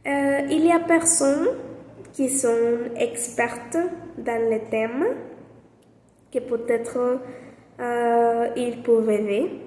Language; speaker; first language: French; non-native, learner; Spanish